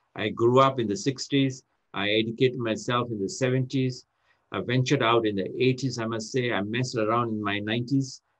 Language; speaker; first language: English; non-native, local second language; Tamil